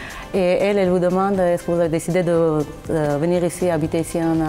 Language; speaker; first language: French; non-native, fluent; Armenian